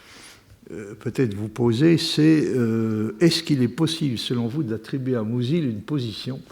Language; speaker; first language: French; native; French